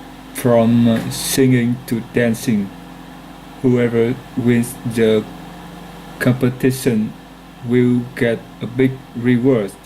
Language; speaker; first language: English; non-native, learner; Vietnamese